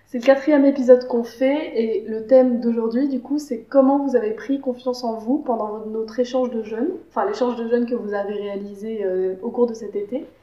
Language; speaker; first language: French; native; French